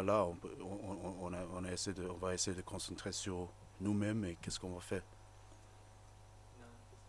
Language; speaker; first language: French; non-native, fluent; English